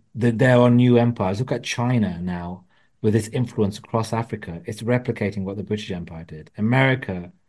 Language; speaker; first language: English; early bilingual, other home language; Punjabi